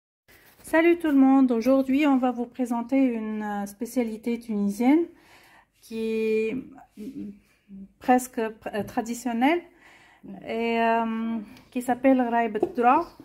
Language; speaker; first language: French; non-native, local second language; Arabic